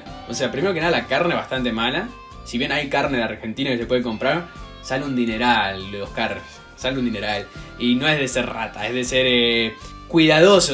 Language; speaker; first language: Spanish; native; Spanish